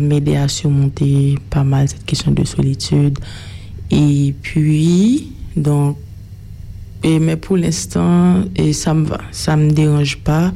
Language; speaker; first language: French; non-native, local second language; Haitian Creole